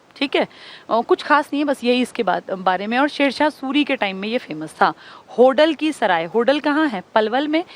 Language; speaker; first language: Hindi; native; Hindi